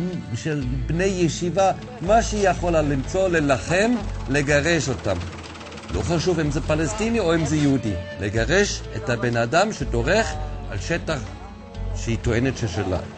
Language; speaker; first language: Hebrew; non-native, fluent; German